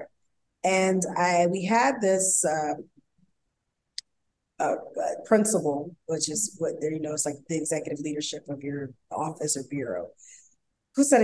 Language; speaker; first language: English; native; English